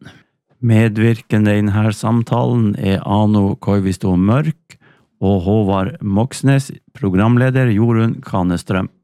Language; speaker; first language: Norwegian; native; Norwegian